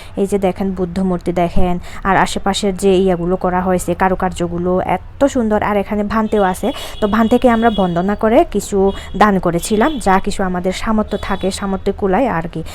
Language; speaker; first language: Bangla; non-native, local second language; Chakma